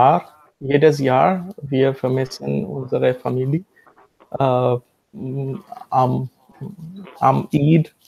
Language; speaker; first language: German; non-native, learner; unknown